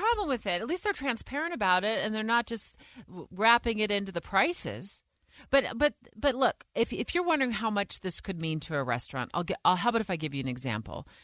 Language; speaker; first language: English; native; English